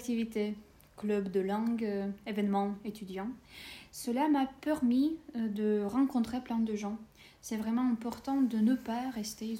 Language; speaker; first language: French; non-native, fluent; Russian